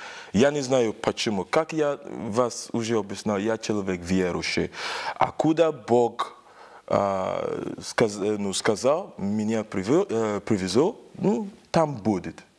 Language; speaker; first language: Russian; non-native, learner; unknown